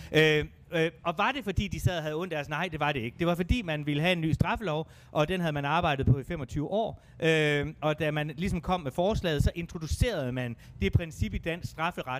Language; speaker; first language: Danish; native; Danish